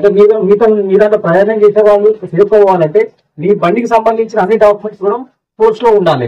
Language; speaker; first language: Telugu; native; Telugu